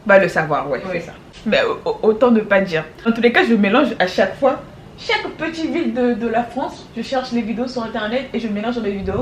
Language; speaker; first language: French; native; French